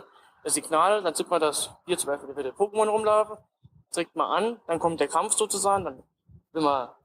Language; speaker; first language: German; native; German